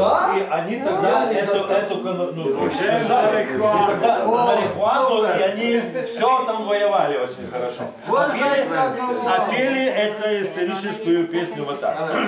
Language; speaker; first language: Russian; non-native, fluent; Lithuanian